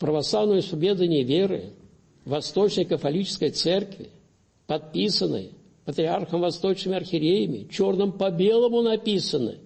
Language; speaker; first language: Russian; native; Russian